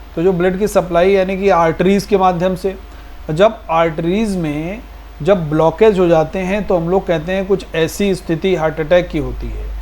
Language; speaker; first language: Hindi; native; Hindi